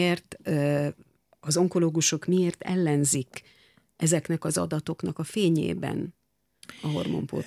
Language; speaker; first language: Hungarian; native; Hungarian